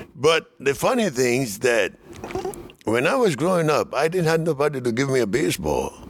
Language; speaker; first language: English; non-native, fluent; Spanish